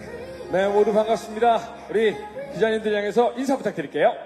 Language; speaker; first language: Korean; native; Korean